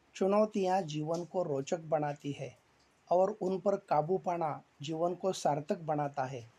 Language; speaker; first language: Hindi; non-native, local second language; Marathi